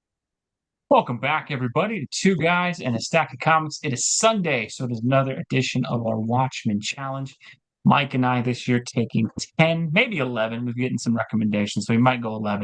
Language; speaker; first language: English; native; English